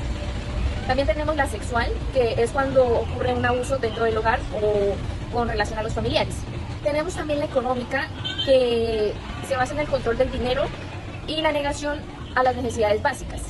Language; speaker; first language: Spanish; native; Spanish